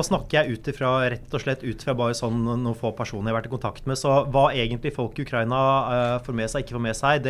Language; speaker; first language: Norwegian; native; Norwegian